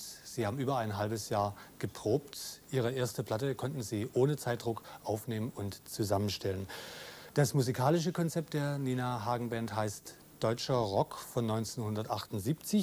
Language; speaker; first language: German; native; German